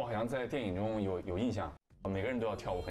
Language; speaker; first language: Chinese; native; Chinese